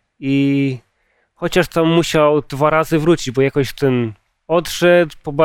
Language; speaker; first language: Polish; early bilingual, heritage; Polish